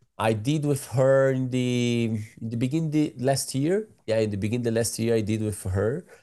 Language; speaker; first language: English; non-native, learner; Portuguese